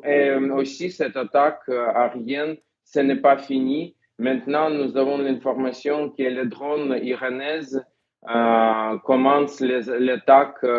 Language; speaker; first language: French; non-native, learner; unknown